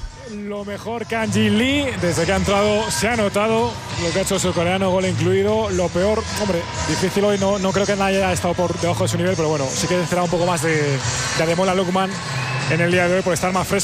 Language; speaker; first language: Spanish; native; Spanish